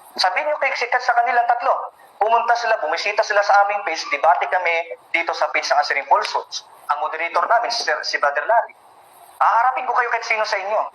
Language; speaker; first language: Filipino; native; Filipino